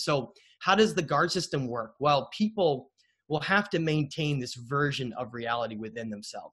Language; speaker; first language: English; native; English